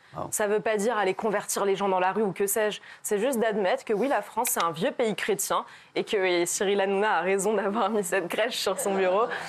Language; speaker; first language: French; native; French